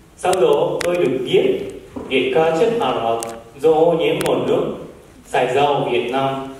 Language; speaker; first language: Vietnamese; non-native, learner; Japanese